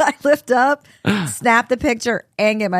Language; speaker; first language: English; native; English